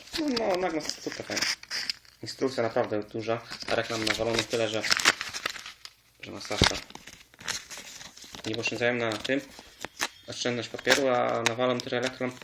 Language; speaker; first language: Polish; native; Polish